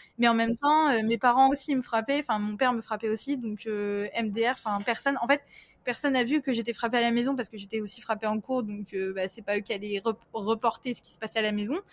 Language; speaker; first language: French; early bilingual, other home language; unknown